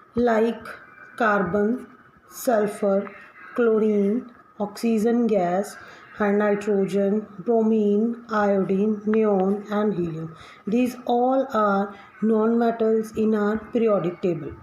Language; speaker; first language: English; non-native, local second language; Punjabi